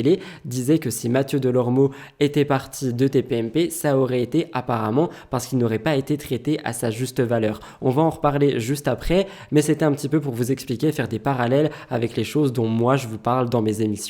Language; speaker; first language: French; native; French